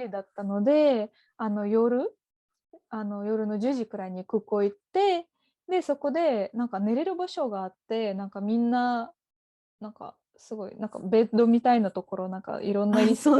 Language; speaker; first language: Japanese; non-native, fluent; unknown